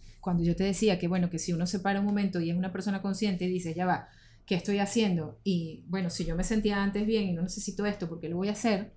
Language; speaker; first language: Spanish; native; Spanish